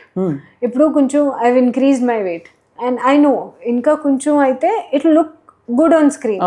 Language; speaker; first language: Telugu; non-native, learner; Hindi